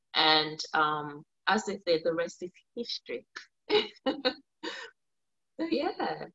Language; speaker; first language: English; early bilingual, other home language; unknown